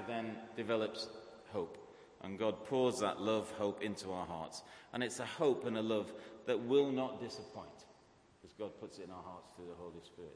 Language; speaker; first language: English; native; English